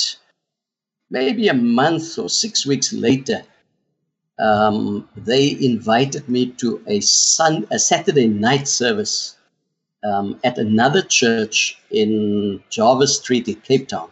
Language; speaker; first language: English; non-native, local second language; Afrikaans